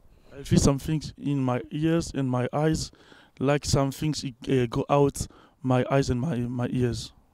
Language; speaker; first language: English; non-native, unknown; French